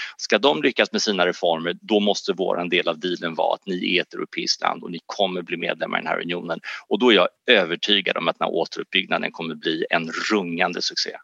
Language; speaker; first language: Swedish; native; Swedish